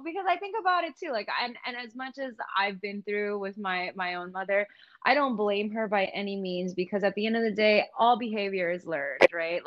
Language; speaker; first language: English; native; English